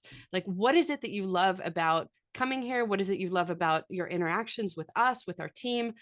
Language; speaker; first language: English; native; English